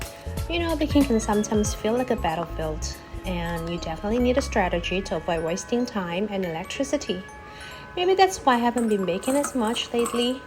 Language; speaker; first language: English; non-native, local second language; Indonesian